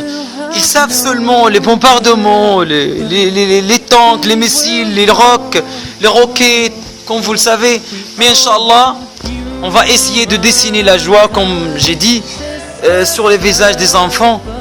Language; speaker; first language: French; non-native, fluent; Arabic